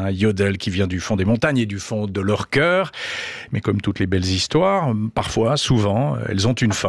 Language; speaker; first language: French; native; French